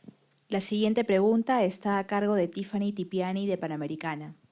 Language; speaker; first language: Spanish; native; Spanish